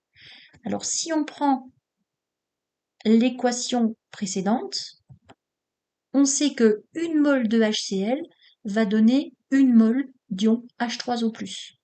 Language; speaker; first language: French; native; French